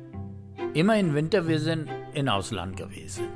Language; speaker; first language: German; non-native, learner; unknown